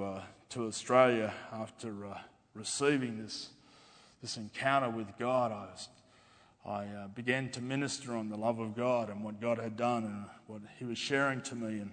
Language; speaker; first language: English; native; English